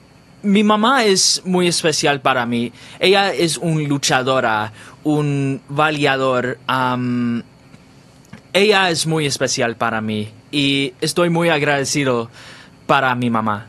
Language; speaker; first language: Spanish; non-native, learner; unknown